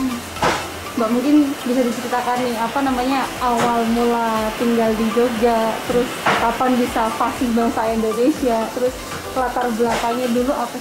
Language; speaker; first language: Indonesian; native; Indonesian